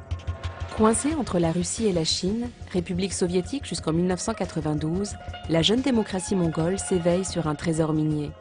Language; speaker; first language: French; native; French